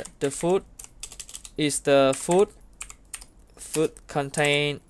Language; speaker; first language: English; non-native, learner; Vietnamese